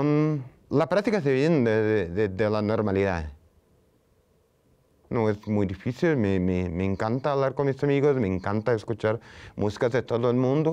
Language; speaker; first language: Spanish; non-native, fluent; Portuguese